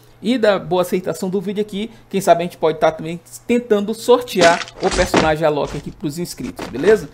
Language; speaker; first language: Portuguese; native; Portuguese